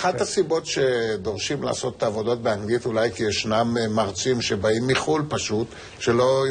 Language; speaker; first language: Hebrew; native; Hebrew